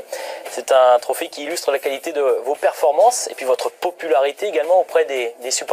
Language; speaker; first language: French; native; French